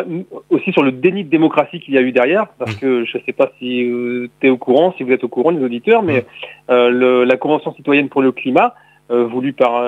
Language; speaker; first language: French; native; French